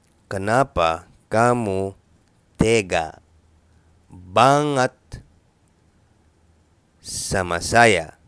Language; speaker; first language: Indonesian; non-native, fluent; Arabic